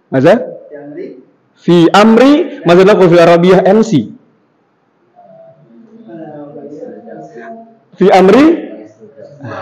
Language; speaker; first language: Arabic; non-native, fluent; Indonesian